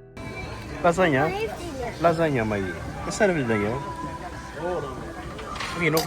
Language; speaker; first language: Dutch; non-native, learner; Amharic